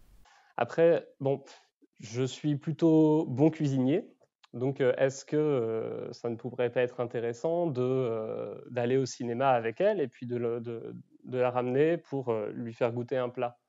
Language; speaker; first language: French; native; French